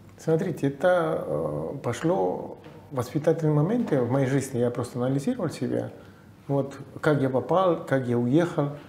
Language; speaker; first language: Russian; non-native, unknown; Spanish